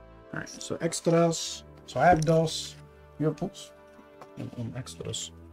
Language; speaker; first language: English; native; English